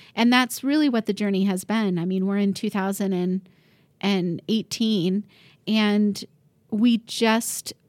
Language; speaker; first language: English; native; English